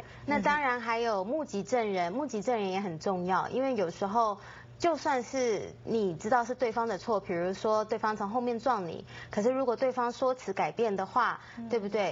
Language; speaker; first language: Chinese; native; Chinese